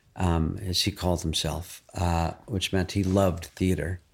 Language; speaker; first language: English; native; English